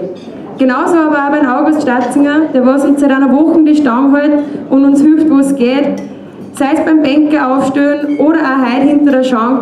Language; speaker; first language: German; native; German